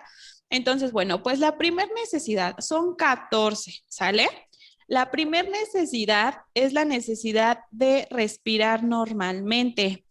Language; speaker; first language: Spanish; native; Spanish